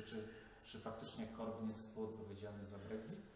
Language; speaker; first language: Polish; native; Polish